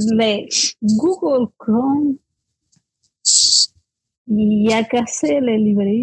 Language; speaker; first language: French; non-native, fluent; Spanish